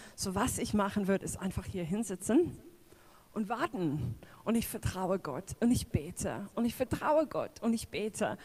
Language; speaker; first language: German; non-native, fluent; English